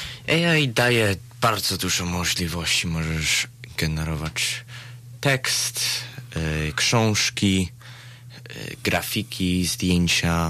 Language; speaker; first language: Polish; early bilingual, other home language; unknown